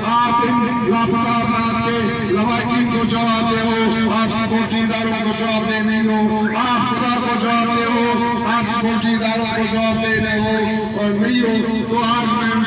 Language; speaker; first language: Urdu; non-native, local second language; Baluchi